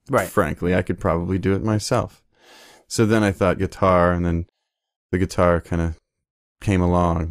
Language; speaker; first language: English; native; English